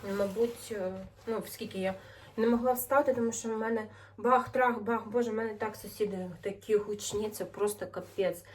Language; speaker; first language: Ukrainian; native; Ukrainian